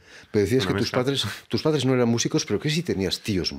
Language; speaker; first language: Spanish; native; Spanish